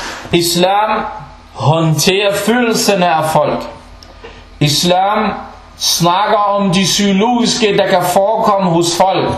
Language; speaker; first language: Danish; non-native, fluent; Arabic